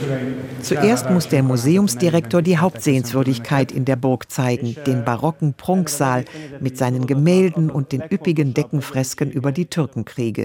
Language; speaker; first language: German; native; German